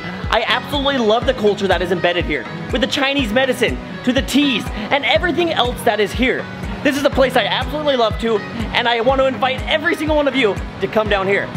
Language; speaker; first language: English; native; English